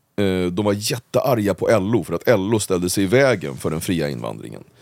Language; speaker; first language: Swedish; native; Swedish